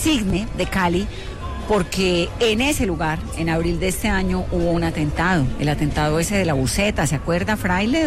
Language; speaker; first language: Spanish; native; Spanish